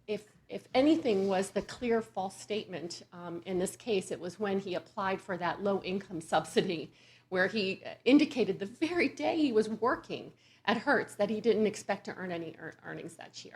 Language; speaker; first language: English; native; English